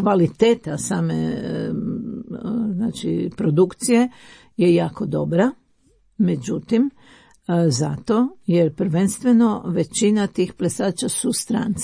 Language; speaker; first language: Croatian; native; Croatian